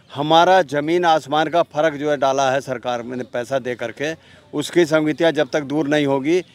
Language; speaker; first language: Hindi; native; Hindi